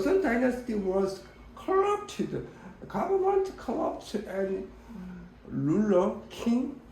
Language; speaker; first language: English; non-native, learner; Korean